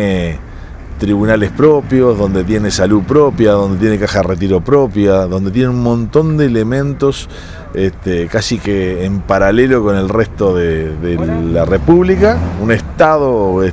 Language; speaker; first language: Spanish; native; Spanish